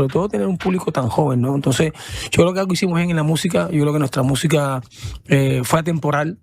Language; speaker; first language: Spanish; native; Spanish